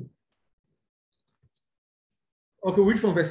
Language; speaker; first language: English; non-native, local second language; Yoruba